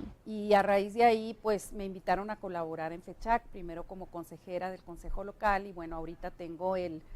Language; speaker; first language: Spanish; native; Spanish